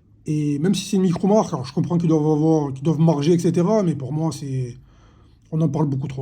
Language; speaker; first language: French; native; French